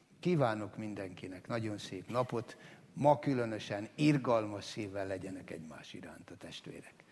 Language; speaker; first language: Hungarian; native; Hungarian